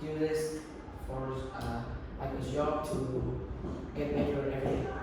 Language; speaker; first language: English; non-native, learner; Vietnamese